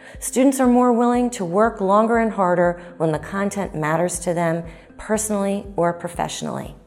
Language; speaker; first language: English; native; English